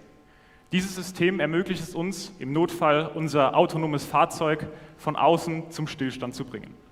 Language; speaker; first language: German; native; German